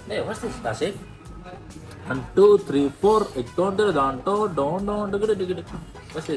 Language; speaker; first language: English; non-native, learner; Tamil